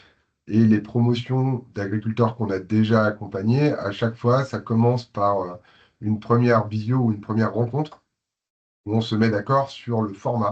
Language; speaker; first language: French; native; French